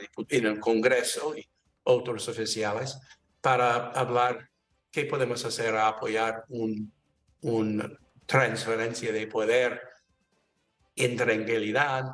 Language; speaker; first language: Spanish; non-native, learner; English